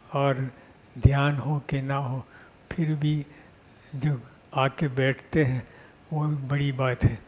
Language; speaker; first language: Hindi; non-native, local second language; Gujarati